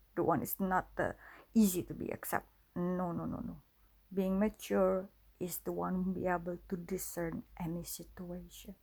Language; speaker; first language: English; non-native, fluent; Indonesian